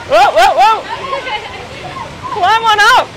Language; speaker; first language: English; native; English